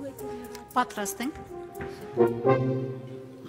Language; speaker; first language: Armenian; native; Armenian